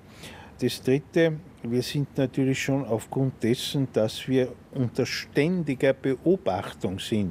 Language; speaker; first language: German; native; German